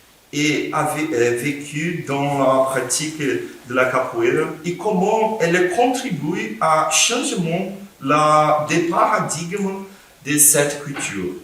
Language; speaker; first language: French; non-native, fluent; Portuguese